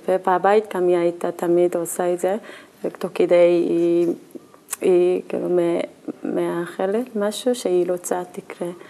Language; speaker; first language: Hebrew; non-native, learner; Korean